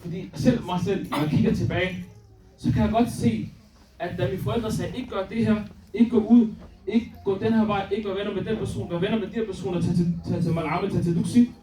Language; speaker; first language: Danish; early bilingual, other home language; Somali